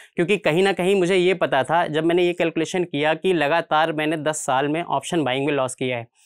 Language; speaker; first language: Hindi; native; Hindi